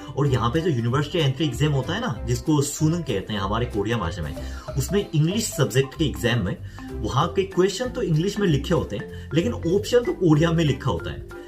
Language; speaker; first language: Hindi; non-native, fluent; Korean